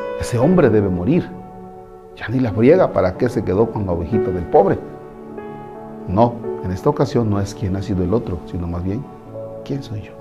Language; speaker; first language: Spanish; native; Spanish